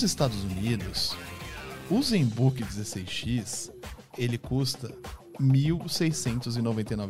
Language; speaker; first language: Portuguese; native; Portuguese